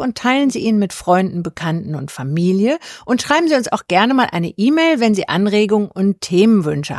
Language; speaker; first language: German; native; German